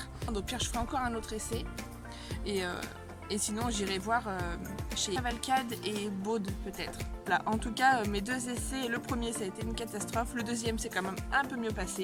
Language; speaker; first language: French; native; French